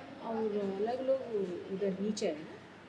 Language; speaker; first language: Hindi; non-native, local second language; Telugu